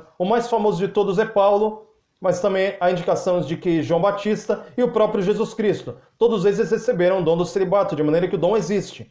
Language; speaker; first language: Portuguese; native; Portuguese